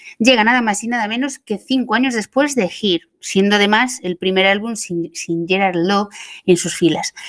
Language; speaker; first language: Spanish; native; Spanish